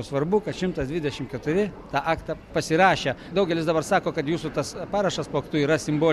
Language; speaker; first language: Lithuanian; native; Lithuanian